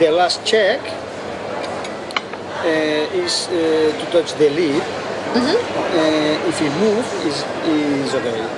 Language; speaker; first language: English; non-native, learner; Spanish